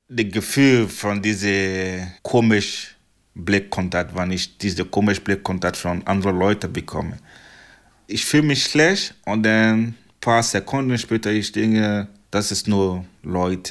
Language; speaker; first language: German; non-native, fluent; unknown